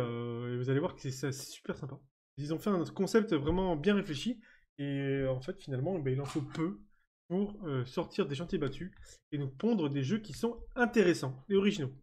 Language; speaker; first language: French; native; French